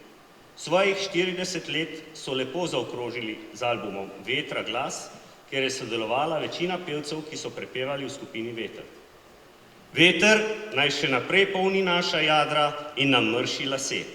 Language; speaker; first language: Slovenian; native; Slovenian